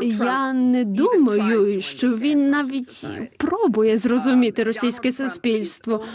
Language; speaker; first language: Ukrainian; non-native, fluent; English